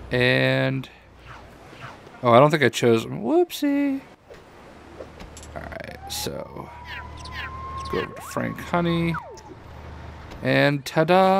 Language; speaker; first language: English; native; English